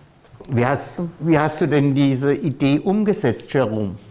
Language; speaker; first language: German; native; German